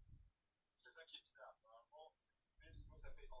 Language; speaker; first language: French; native; French